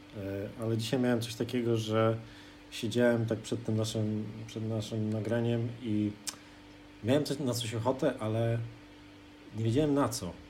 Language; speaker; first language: Polish; native; Polish